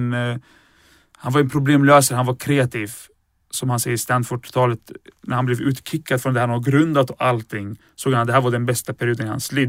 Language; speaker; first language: Swedish; early bilingual, other home language; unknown